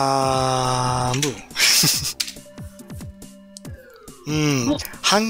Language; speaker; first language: Korean; non-native, learner; English